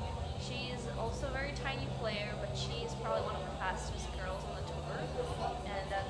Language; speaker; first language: English; non-native, fluent; Russian